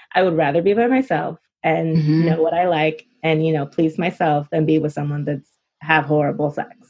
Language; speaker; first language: English; native; English